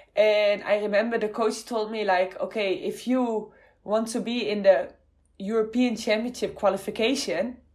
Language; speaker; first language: English; non-native, fluent; Dutch